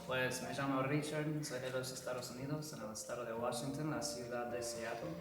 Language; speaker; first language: Spanish; non-native, fluent; English